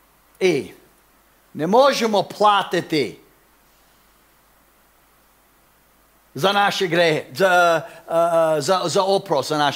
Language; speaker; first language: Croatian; non-native, fluent; English